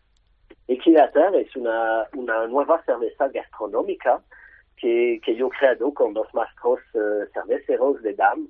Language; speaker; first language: Spanish; non-native, learner; French